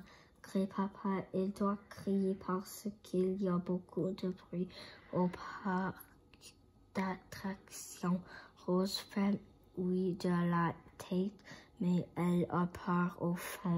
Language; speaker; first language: French; non-native, learner; English